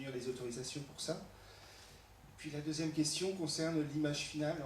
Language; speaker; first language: French; native; French